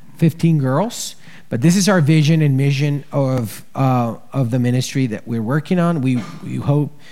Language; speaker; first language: English; early bilingual, other home language; Spanish